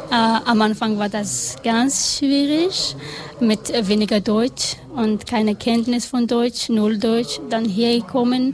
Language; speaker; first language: German; non-native, learner; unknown